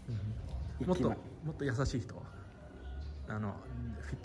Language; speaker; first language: Japanese; native; Japanese